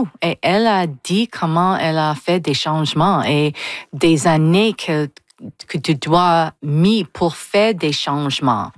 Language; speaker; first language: French; non-native, local second language; English